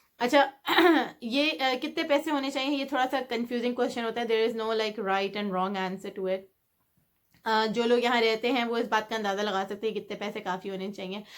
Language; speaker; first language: Urdu; native; Urdu